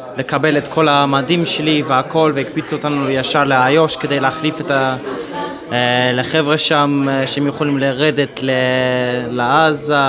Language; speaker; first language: Hebrew; non-native, fluent; English